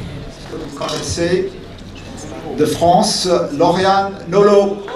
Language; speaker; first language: French; non-native, fluent; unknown